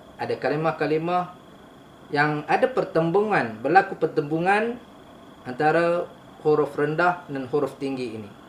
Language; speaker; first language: Malay; native; Malay